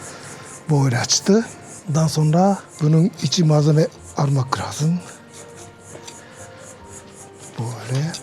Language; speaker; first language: Turkish; non-native, learner; Japanese